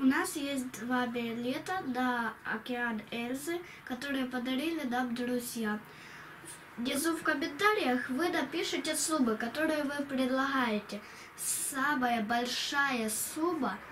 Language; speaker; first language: Russian; native; Russian